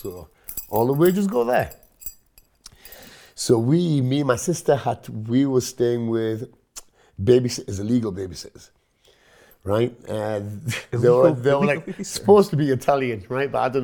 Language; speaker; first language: English; non-native, local second language; Punjabi